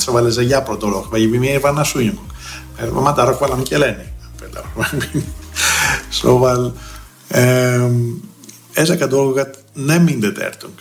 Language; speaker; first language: Hungarian; non-native, learner; Greek